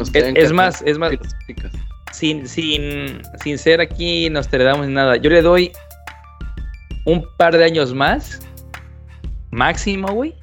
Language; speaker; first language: Spanish; native; Spanish